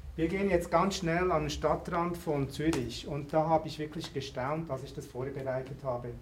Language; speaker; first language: German; native; German